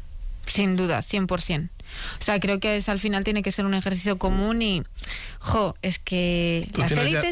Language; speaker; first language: Spanish; native; Spanish